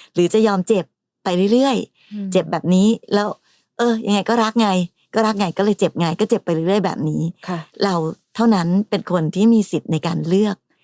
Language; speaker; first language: Thai; native; Thai